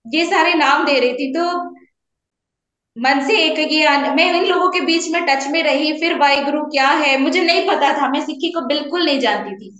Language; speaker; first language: Hindi; native; Hindi